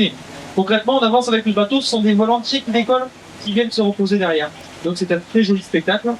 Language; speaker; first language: French; native; French